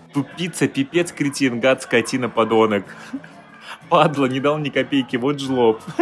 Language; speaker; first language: Russian; native; Russian